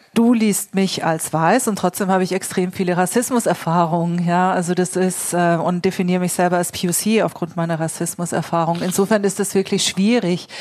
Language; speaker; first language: German; native; German